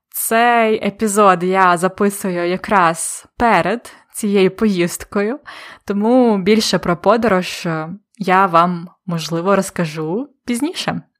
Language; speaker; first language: Ukrainian; native; Ukrainian